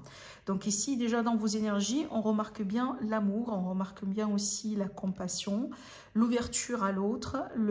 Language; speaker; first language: French; native; French